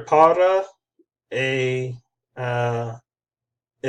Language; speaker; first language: Spanish; non-native, learner; English